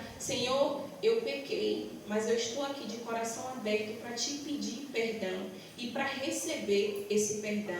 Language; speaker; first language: Portuguese; native; Portuguese